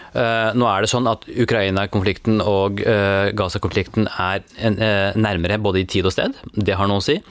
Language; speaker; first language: Norwegian; early bilingual, other home language; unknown